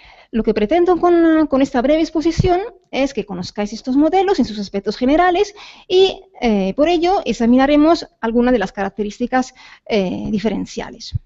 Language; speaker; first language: Spanish; native; Spanish